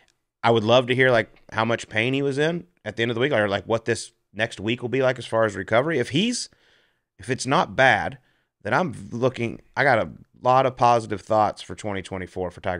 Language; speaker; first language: English; native; English